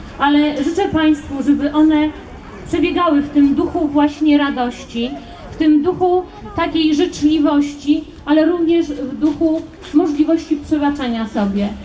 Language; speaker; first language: Polish; native; Polish